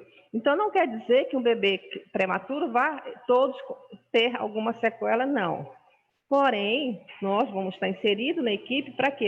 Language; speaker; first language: Portuguese; native; Portuguese